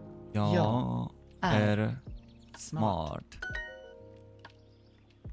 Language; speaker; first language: Swedish; non-native, learner; English